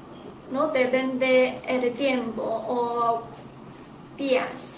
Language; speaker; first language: Spanish; non-native, learner; Chinese